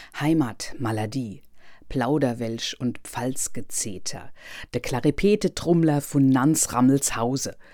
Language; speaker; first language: German; native; German